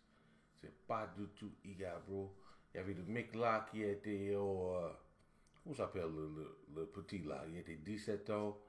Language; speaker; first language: French; non-native, learner; English